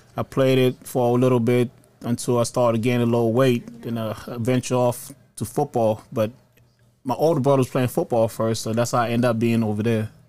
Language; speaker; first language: English; early bilingual, other home language; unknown